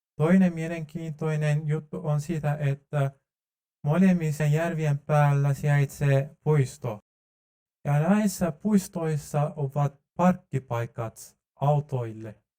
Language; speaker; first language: Finnish; non-native, learner; Turkish